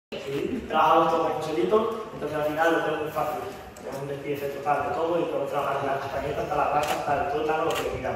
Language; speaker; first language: Spanish; native; Spanish